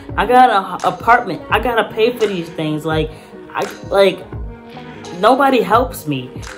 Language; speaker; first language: English; native; English